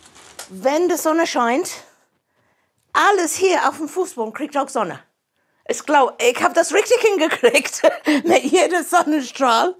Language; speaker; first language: German; non-native, fluent; English